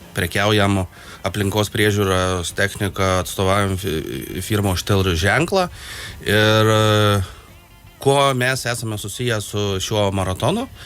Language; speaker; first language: Lithuanian; native; Lithuanian